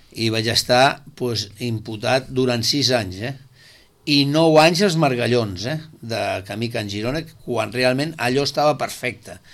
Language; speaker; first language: Catalan; native; Catalan